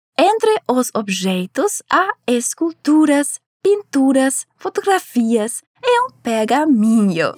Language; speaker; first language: Portuguese; non-native, fluent; German